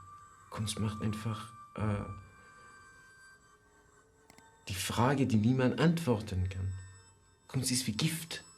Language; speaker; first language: German; non-native, fluent; Persian